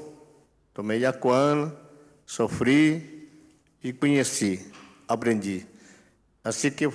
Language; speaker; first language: Portuguese; non-native, local second language; Yanomámi